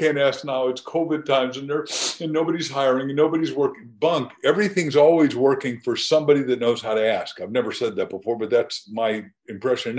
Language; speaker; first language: English; native; English